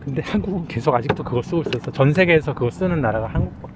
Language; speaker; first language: Korean; native; Korean